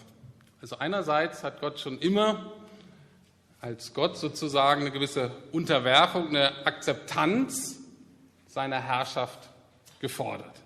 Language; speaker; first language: German; native; German